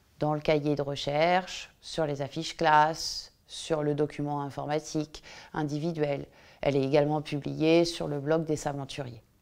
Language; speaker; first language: French; native; French